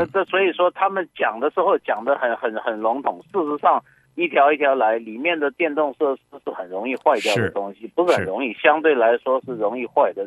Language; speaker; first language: Chinese; native; Chinese